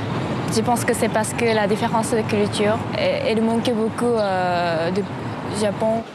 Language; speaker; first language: French; non-native, learner; Japanese